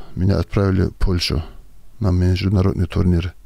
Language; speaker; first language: Russian; non-native, local second language; Avaric